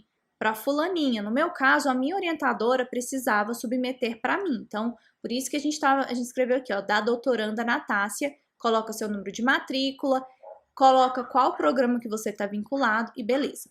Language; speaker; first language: Portuguese; native; Portuguese